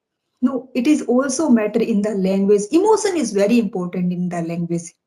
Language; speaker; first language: English; non-native, learner; Hindi